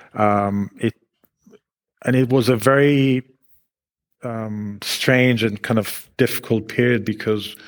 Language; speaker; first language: English; non-native, fluent; Hebrew